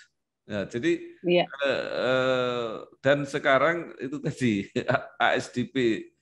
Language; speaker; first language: Indonesian; native; Indonesian